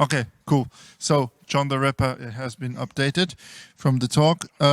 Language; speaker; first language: English; non-native, fluent; German